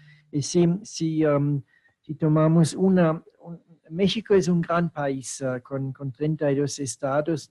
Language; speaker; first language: Spanish; non-native, fluent; German